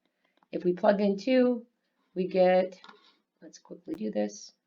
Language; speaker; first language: English; native; English